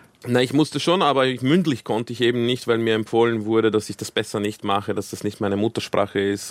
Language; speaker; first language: German; early bilingual, other home language; Croatian